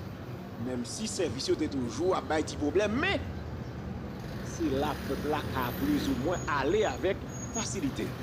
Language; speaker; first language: French; non-native, local second language; Haitian Creole